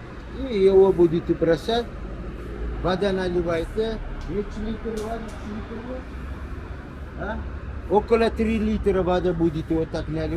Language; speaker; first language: Russian; non-native, learner; Uzbek